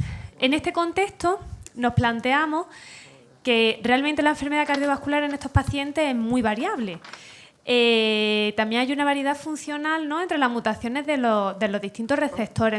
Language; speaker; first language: Spanish; native; Spanish